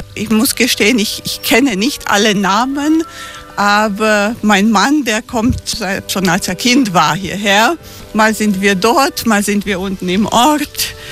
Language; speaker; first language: German; native; German